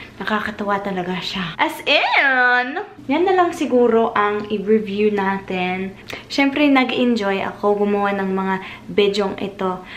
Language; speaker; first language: Filipino; non-native, fluent; English